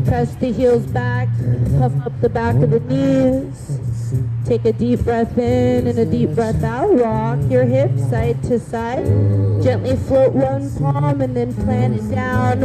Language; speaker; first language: English; native; English